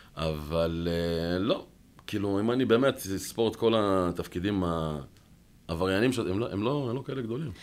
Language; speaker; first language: Hebrew; native; Hebrew